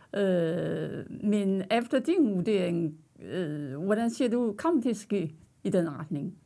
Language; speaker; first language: Danish; non-native, fluent; Chinese